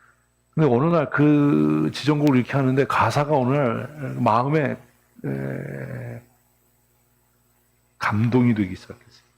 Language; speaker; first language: Korean; native; Korean